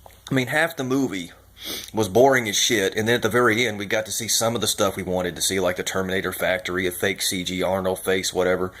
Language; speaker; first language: English; native; English